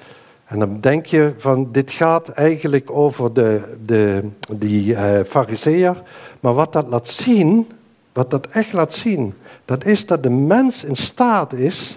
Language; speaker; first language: Dutch; native; Dutch